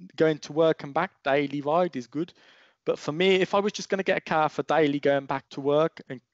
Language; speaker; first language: English; native; English